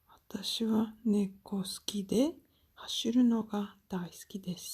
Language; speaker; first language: Japanese; non-native, learner; Tuvinian